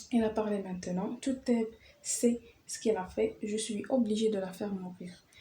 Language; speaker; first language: French; non-native, local second language; Arabic